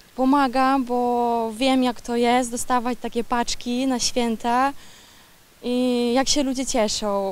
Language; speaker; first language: Polish; early bilingual, heritage; Polish